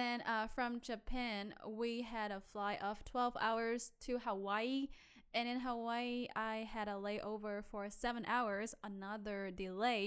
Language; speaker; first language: English; non-native, fluent; Vietnamese